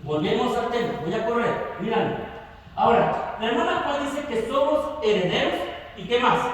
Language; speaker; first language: Spanish; native; Spanish